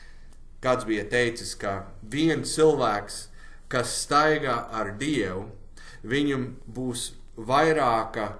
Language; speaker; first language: Latvian; non-native, learner; English